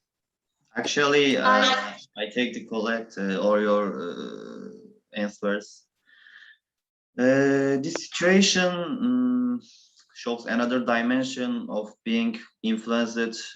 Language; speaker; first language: English; non-native, learner; Turkish